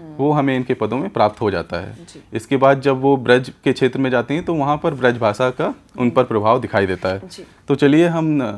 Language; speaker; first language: Hindi; native; Hindi